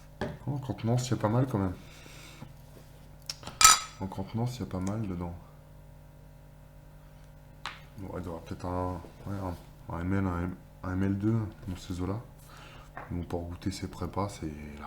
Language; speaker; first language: French; native; French